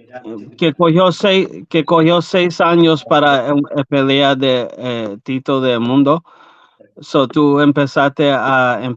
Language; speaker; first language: Spanish; early bilingual, heritage; English